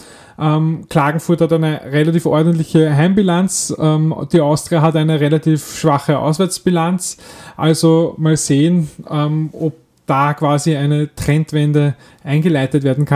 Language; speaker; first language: German; native; German